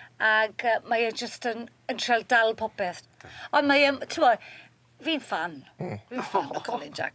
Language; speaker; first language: Welsh; native; Welsh